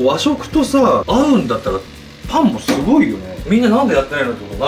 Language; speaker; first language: Japanese; native; Japanese